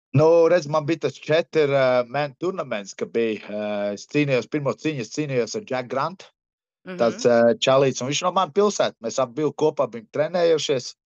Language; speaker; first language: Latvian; early bilingual, heritage; Latvian